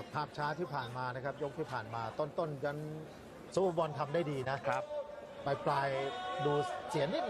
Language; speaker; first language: Thai; native; Thai